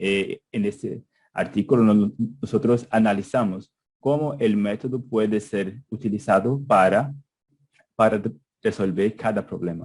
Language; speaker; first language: Spanish; non-native, fluent; Portuguese